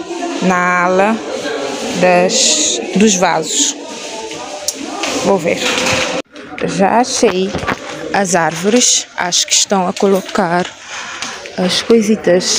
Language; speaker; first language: Portuguese; non-native, local second language; Kabuverdianu